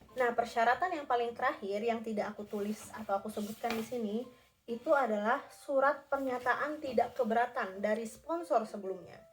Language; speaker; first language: Indonesian; native; Indonesian